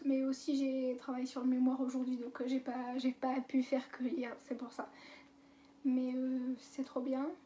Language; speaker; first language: French; native; French